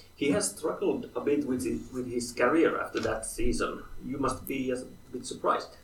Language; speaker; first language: English; non-native, fluent; Finnish